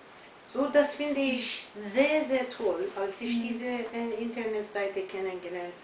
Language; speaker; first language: German; non-native, learner; Persian